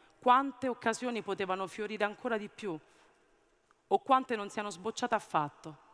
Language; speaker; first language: Italian; early bilingual, other home language; Amharic